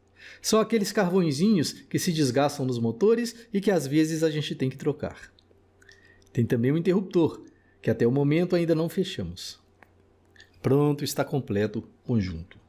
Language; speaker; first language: Portuguese; native; Portuguese